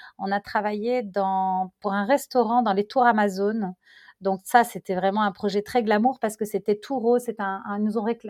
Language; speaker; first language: French; non-native, local second language; Arabic